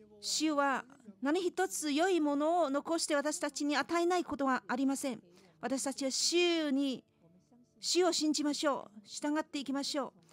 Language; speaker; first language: Japanese; non-native, fluent; Chinese